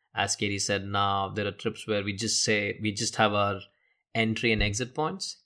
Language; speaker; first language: English; non-native, local second language; Hindi